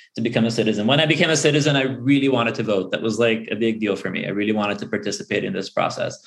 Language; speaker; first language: English; early bilingual, other home language; Portuguese